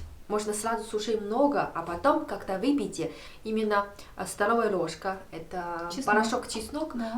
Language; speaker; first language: Russian; non-native, learner; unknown